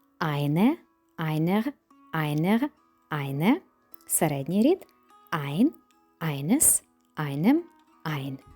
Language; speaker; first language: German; non-native, fluent; Ukrainian